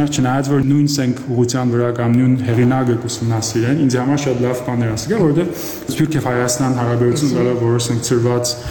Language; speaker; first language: Armenian; early bilingual, heritage; Armenian